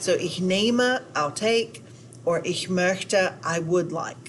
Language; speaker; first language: German; non-native, fluent; English